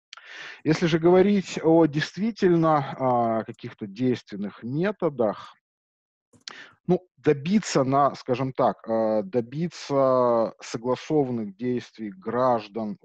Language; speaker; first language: Russian; native; Russian